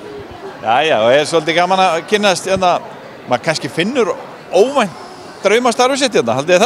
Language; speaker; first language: Icelandic; native; Icelandic